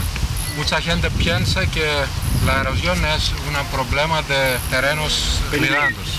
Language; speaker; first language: Spanish; non-native, fluent; Greek